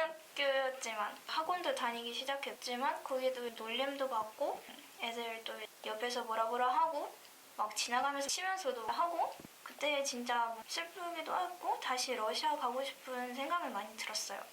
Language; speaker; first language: Korean; early bilingual, other home language; Russian